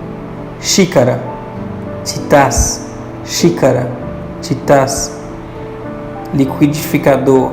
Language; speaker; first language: Portuguese; non-native, fluent; Haitian Creole